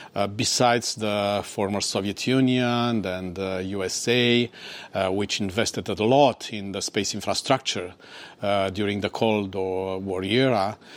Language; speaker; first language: English; non-native, fluent; Romanian